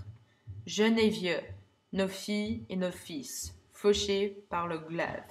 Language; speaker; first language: French; non-native, learner; English